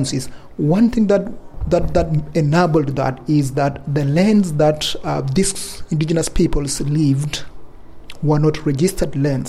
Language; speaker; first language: English; non-native, local second language; Kalenjin